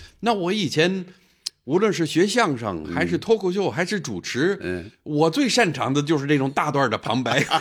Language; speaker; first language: Chinese; non-native, fluent; English